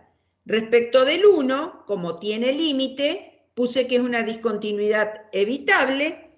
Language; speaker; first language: Spanish; native; Spanish